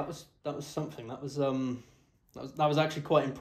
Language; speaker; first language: English; native; English